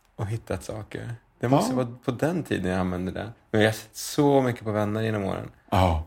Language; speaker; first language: Swedish; native; Swedish